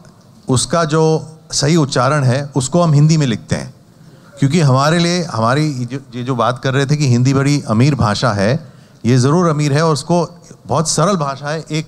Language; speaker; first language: Hindi; native; Hindi